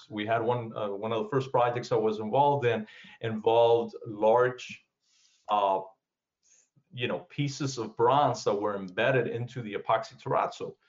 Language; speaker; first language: English; early bilingual, other home language; Spanish